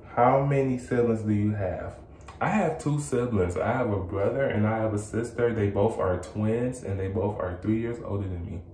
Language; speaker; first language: English; native; English